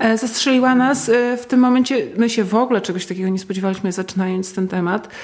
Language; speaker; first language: Polish; native; Polish